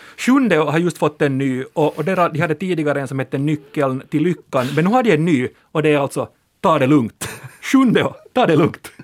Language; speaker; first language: Swedish; native; Swedish